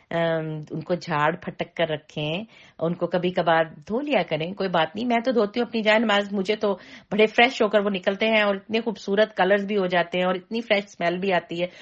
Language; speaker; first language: Urdu; native; Urdu